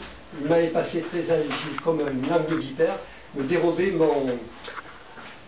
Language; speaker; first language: French; native; French